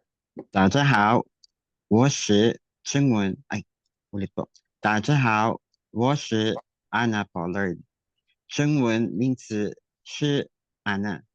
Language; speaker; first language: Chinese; non-native, learner; Filipino